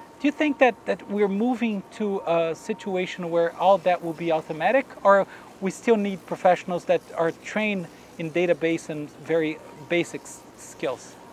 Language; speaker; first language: English; non-native, fluent; Portuguese